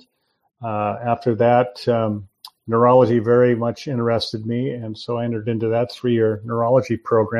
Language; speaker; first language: English; native; English